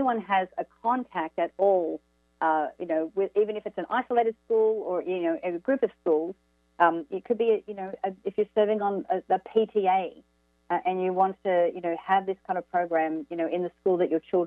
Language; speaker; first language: English; native; English